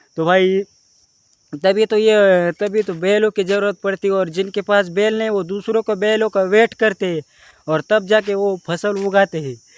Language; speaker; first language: Hindi; non-native, local second language; Marathi